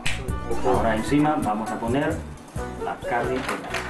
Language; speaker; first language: Spanish; non-native, fluent; Chinese